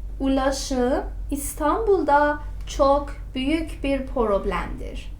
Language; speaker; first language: Turkish; non-native, fluent; Persian